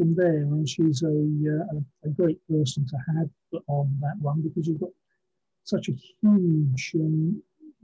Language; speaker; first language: English; native; English